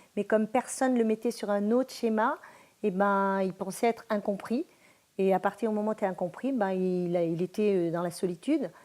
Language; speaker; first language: French; early bilingual, other home language; Spanish